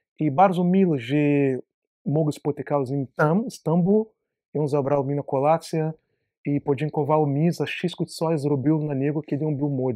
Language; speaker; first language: Polish; non-native, learner; Portuguese